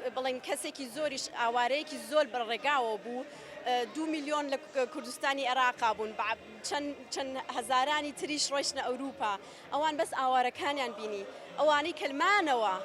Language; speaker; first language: Central Kurdish; early bilingual, heritage; Central Kurdish